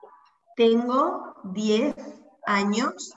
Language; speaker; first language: Spanish; non-native, fluent; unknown